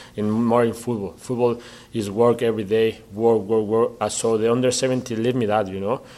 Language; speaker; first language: English; non-native, learner; Spanish